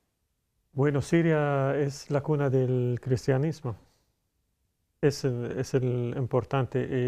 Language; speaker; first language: Spanish; non-native, fluent; Arabic